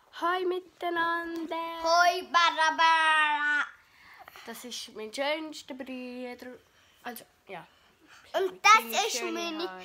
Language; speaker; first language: German; early bilingual, other home language; Portuguese